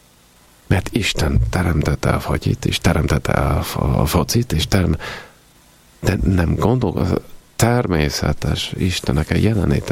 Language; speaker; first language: Hungarian; non-native, fluent; Italian